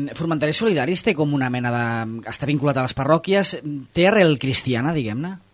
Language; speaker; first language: Catalan; native; Catalan